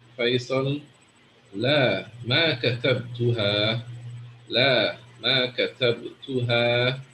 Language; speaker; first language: Arabic; non-native, fluent; English